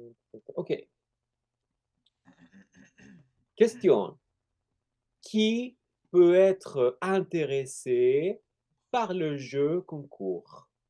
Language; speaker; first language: French; non-native, fluent; Spanish